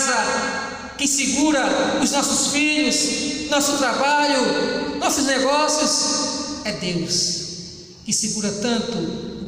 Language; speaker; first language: Portuguese; native; Portuguese